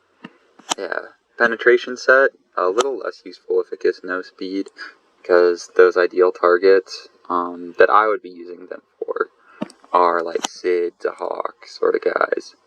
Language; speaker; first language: English; native; English